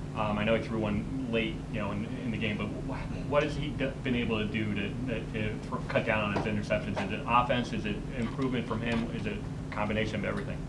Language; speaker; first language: English; native; English